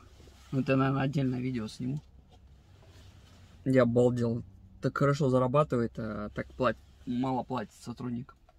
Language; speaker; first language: Russian; native; Russian